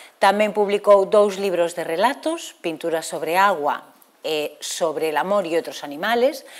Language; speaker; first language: Galician; non-native, local second language; Spanish